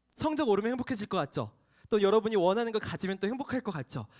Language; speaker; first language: Korean; native; Korean